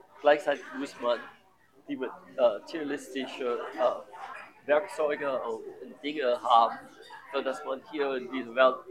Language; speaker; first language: German; non-native, learner; English